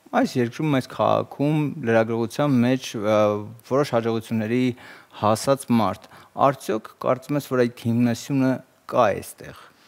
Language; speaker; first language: Armenian; native; Armenian